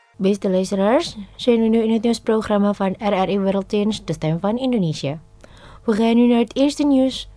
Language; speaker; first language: Dutch; non-native, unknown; Indonesian